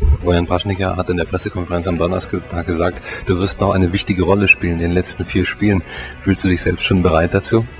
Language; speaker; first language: German; native; German